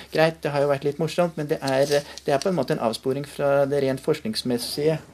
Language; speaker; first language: Norwegian; native; Norwegian